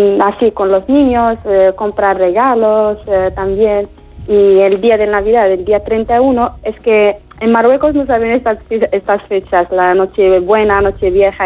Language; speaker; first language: Spanish; non-native, fluent; Arabic